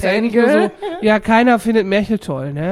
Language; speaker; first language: German; native; German